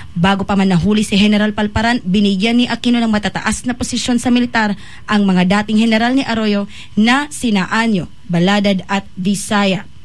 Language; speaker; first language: Filipino; native; Filipino